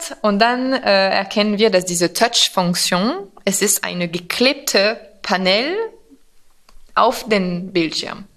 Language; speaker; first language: German; non-native, fluent; French